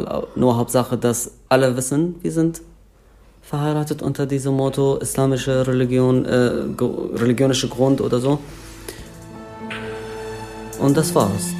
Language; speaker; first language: German; non-native, learner; Arabic